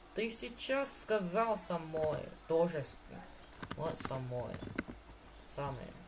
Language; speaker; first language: Russian; non-native, learner; English